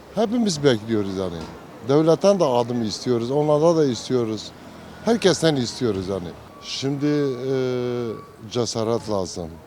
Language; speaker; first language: Turkish; non-native, local second language; Kurdish